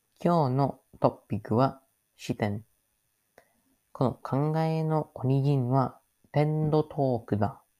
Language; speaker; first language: Japanese; non-native, learner; English